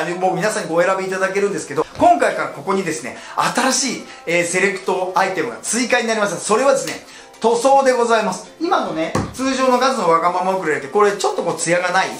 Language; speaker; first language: Japanese; native; Japanese